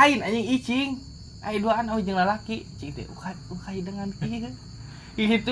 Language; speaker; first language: Indonesian; non-native, local second language; Sundanese